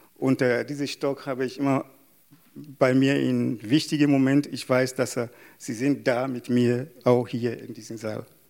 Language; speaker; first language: German; non-native, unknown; Yoruba